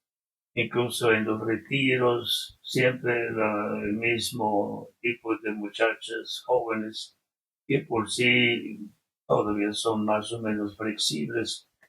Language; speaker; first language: Spanish; non-native, fluent; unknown